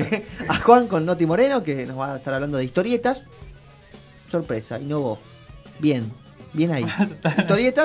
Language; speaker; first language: Spanish; native; Spanish